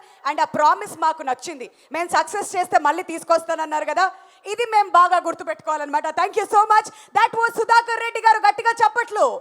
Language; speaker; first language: Telugu; native; Telugu